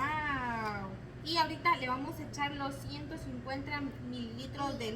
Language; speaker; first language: Spanish; native; Spanish